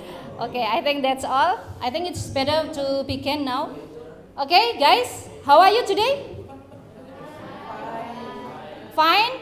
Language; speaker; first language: English; non-native, fluent; Indonesian